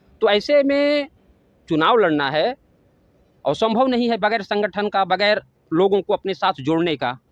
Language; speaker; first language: Hindi; native; Hindi